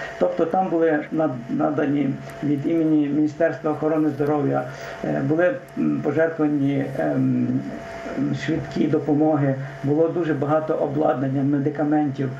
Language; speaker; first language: Ukrainian; native; Ukrainian